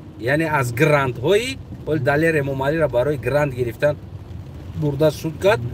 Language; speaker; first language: Tajik; non-native, local second language; Uzbek